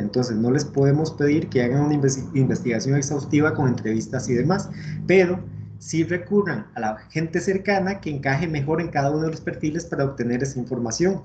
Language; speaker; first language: Spanish; native; Spanish